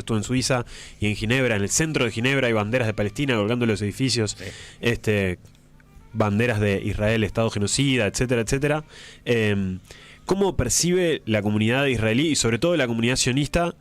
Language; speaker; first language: Spanish; native; Spanish